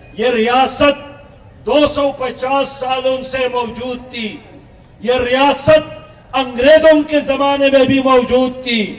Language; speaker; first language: Urdu; non-native, local second language; Pashto